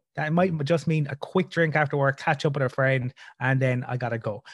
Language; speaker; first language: English; native; English